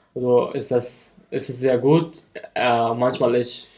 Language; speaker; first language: German; non-native, learner; Persian